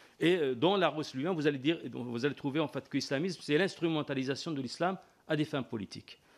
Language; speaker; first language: French; non-native, local second language; Arabic